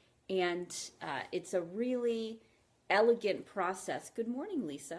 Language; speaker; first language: English; native; English